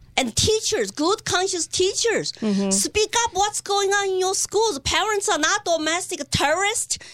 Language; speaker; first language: English; non-native, fluent; Chinese